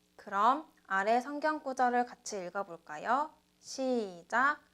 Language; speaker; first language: Korean; native; Korean